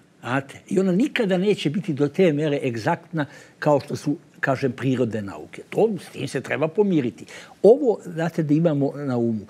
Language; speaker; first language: Serbian; native; Serbian